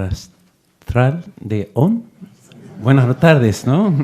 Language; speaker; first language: Spanish; non-native, fluent; Arabic